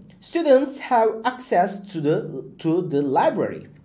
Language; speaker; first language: English; non-native, fluent; Turkish